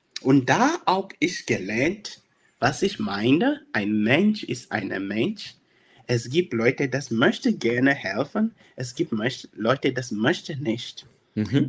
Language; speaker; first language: German; non-native, learner; English